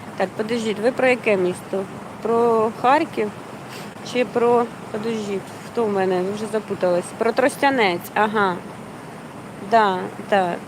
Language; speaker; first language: Ukrainian; native; Ukrainian